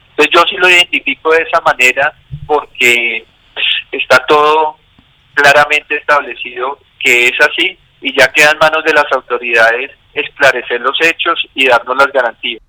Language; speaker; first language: Spanish; native; Spanish